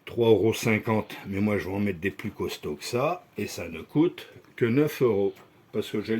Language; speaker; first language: French; native; French